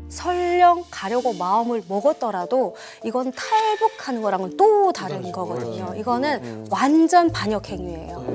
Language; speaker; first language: Korean; native; Korean